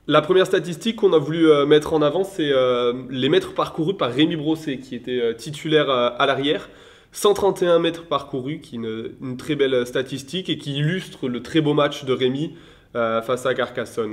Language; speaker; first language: French; native; French